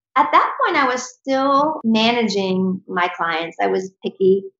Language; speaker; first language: English; native; English